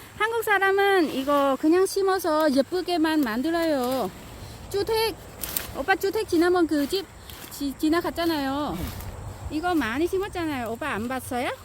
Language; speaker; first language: Korean; non-native, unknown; Vietnamese